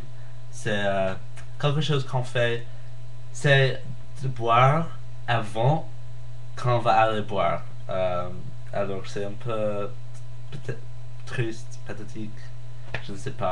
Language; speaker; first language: French; non-native, learner; English